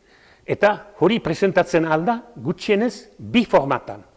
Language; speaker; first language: Basque; native; Basque